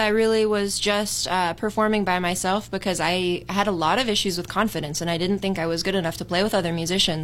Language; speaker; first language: English; native; English